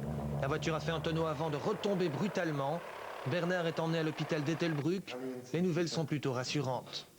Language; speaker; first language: French; native; French